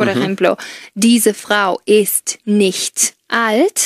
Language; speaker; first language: German; non-native, fluent; Spanish